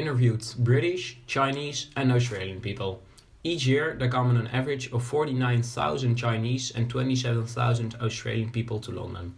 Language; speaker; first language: English; non-native, learner; Dutch